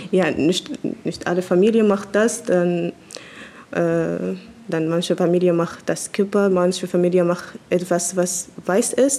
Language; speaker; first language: German; non-native, learner; Arabic